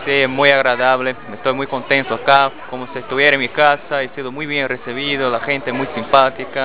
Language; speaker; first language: Spanish; non-native, fluent; Portuguese